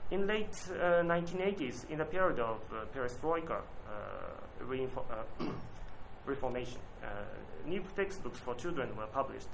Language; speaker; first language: English; non-native, learner; Japanese